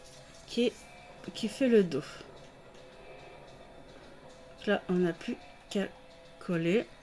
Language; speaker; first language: French; native; French